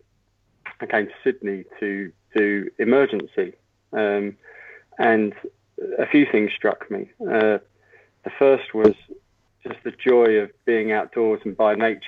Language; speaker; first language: English; native; English